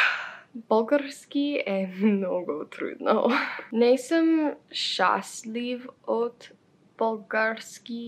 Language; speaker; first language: Bulgarian; non-native, learner; English